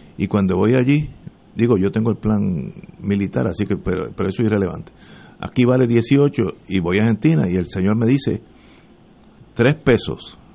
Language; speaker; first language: Spanish; early bilingual, heritage; Spanish